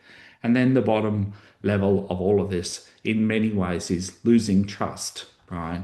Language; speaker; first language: English; native; English